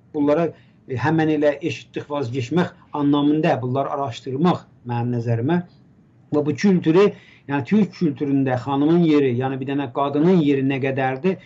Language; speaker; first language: Azerbaijani; native; Azerbaijani